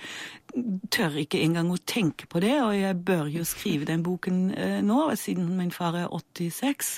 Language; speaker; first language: Norwegian; non-native, fluent; German